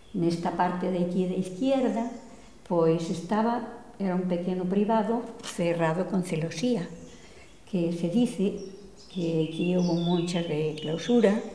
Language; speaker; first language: Spanish; non-native, local second language; Galician